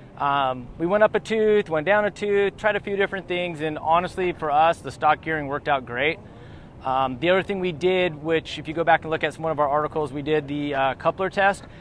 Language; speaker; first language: English; native; English